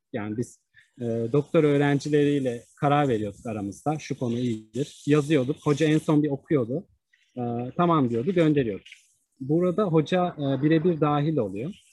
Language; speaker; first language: Turkish; native; Turkish